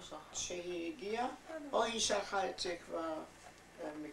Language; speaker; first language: Hebrew; non-native, fluent; German